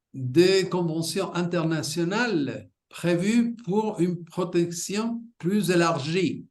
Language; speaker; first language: French; non-native, fluent; Spanish